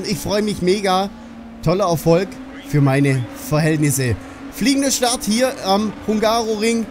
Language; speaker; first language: German; native; German